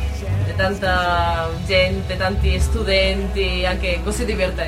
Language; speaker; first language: Italian; non-native, fluent; Spanish